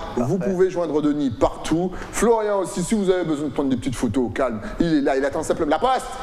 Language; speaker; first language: French; native; French